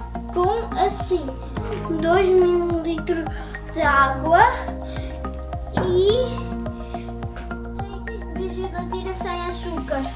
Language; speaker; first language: Portuguese; early bilingual, other home language; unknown